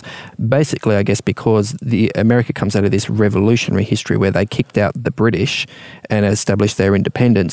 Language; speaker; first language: English; native; English